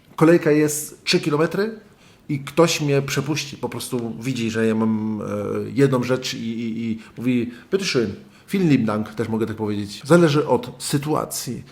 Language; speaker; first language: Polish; early bilingual, other home language; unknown